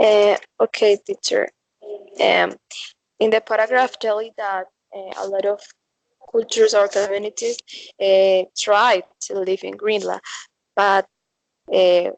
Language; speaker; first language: English; non-native, learner; Spanish